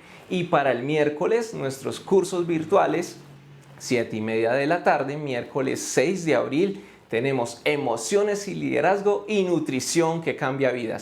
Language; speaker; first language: Spanish; native; Spanish